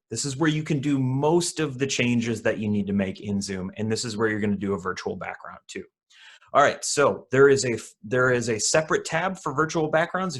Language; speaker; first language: English; native; English